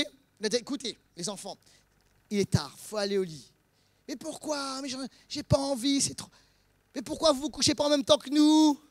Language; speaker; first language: French; native; French